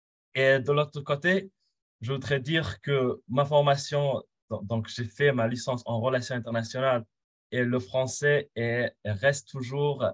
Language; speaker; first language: French; non-native, fluent; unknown